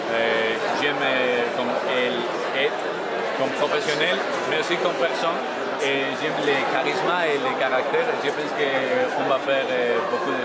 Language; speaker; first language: French; non-native, learner; Spanish